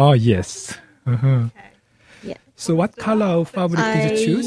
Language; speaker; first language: English; non-native, learner; Korean